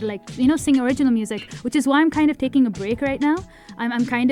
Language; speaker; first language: English; non-native, local second language; Tamil